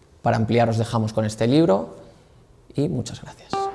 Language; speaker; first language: Spanish; native; Spanish